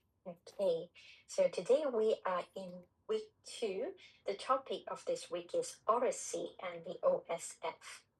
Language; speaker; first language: English; non-native, fluent; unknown